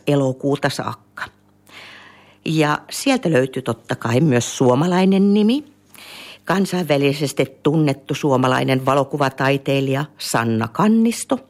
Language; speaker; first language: Finnish; native; Finnish